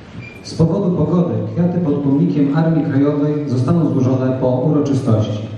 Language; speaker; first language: Polish; native; Polish